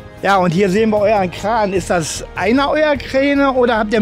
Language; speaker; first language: German; native; German